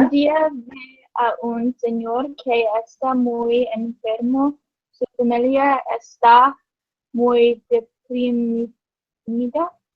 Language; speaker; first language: Spanish; non-native, learner; English